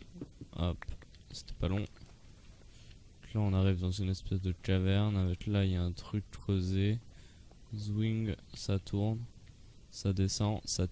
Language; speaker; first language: French; native; French